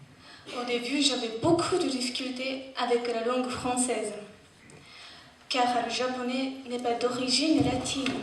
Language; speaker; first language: French; non-native, fluent; Japanese